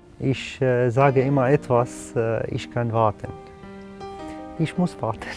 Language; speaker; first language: German; non-native, learner; Arabic